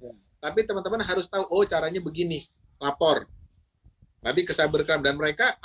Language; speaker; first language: Indonesian; native; Indonesian